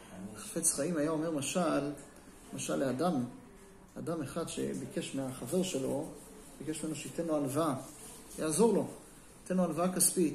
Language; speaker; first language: Hebrew; native; Hebrew